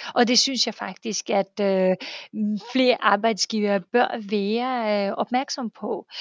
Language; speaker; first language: Danish; non-native, fluent; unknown